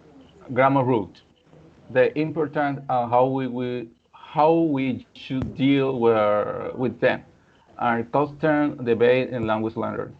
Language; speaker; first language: English; non-native, learner; Spanish